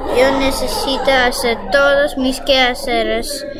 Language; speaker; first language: Spanish; non-native, learner; English